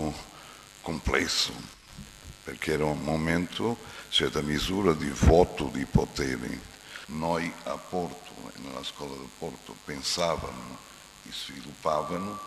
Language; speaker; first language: Italian; non-native, fluent; Portuguese